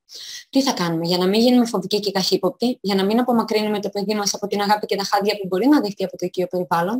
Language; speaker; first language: Greek; native; Greek